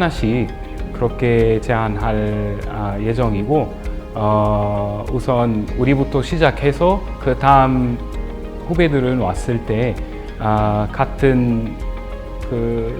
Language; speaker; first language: Korean; non-native, fluent; Arabic